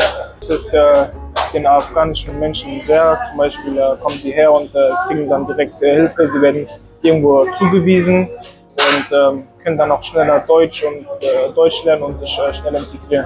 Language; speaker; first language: German; early bilingual, other home language; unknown